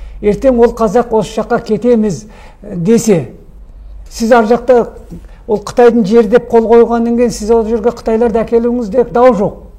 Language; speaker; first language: Kazakh; early bilingual, heritage; Kazakh